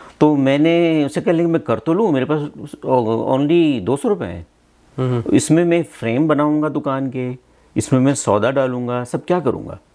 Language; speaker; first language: Hindi; non-native, local second language; Punjabi